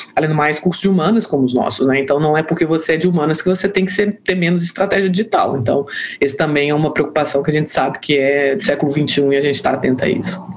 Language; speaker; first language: Portuguese; native; Portuguese